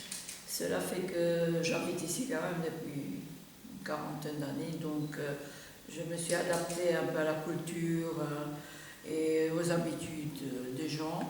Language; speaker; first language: French; non-native, fluent; Romanian